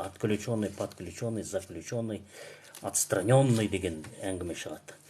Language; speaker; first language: Russian; non-native, local second language; Kazakh